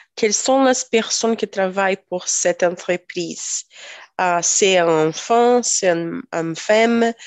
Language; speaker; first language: French; non-native, learner; Portuguese